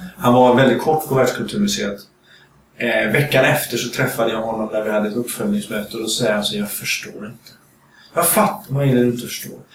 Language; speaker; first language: Swedish; native; Swedish